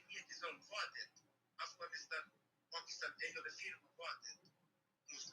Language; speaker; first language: Finnish; non-native, learner; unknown